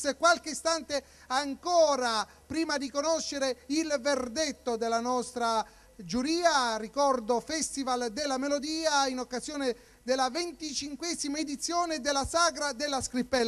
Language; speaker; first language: Italian; native; Italian